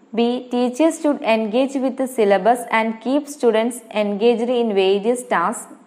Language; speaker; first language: English; non-native, local second language; Malayalam